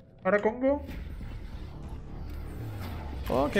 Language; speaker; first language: Spanish; native; Spanish